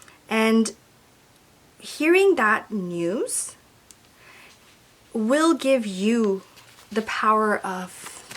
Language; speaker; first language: English; native; English